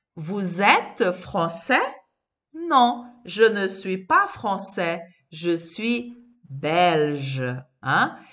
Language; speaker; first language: French; non-native, fluent; Portuguese